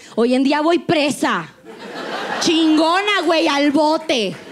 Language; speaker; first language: Spanish; native; Spanish